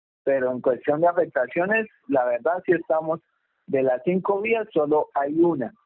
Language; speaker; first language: Spanish; native; Spanish